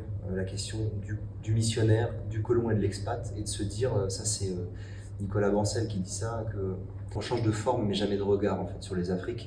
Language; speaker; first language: French; native; French